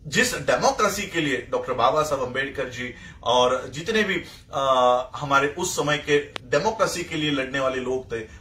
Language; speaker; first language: Hindi; non-native, local second language; Marathi